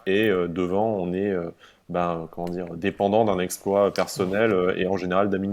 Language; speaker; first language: French; native; French